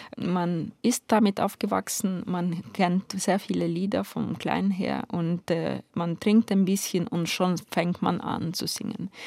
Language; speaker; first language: German; non-native, fluent; Ukrainian